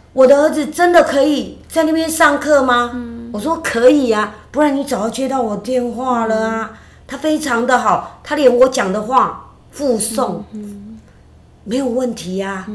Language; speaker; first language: Chinese; native; Chinese